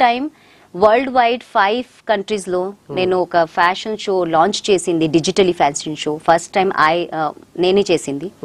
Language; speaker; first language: Telugu; non-native, local second language; Hindi